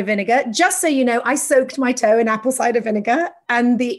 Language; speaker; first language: English; native; English